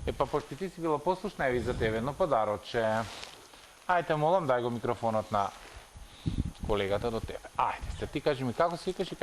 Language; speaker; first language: Macedonian; native; Macedonian